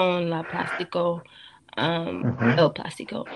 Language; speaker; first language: Spanish; non-native, learner; English